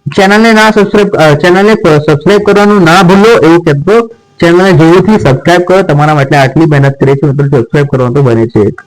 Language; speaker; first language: Gujarati; non-native, local second language; Marathi